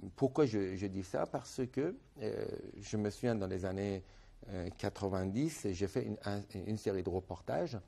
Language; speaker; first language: French; non-native, fluent; Persian